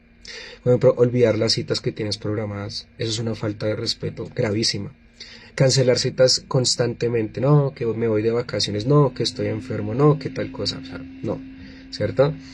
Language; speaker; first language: Spanish; native; Spanish